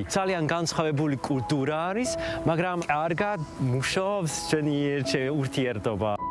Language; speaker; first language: Georgian; non-native, learner; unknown